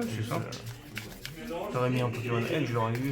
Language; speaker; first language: French; native; French